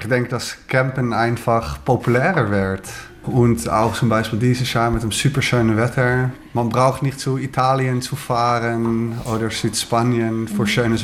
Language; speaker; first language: German; non-native, fluent; Dutch